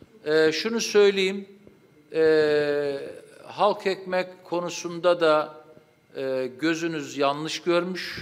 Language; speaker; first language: Turkish; native; Turkish